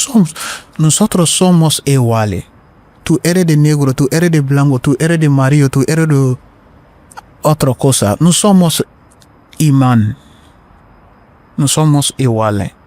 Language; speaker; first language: Spanish; non-native, learner; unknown